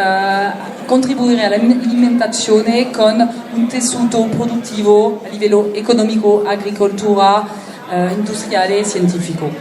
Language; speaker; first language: Italian; non-native, learner; French